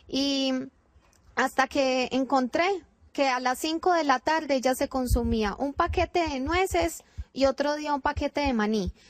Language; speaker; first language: Spanish; native; Spanish